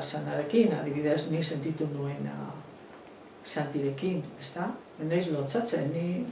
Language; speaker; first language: Basque; non-native, local second language; Spanish